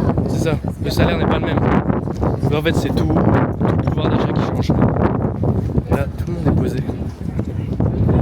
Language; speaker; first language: French; native; French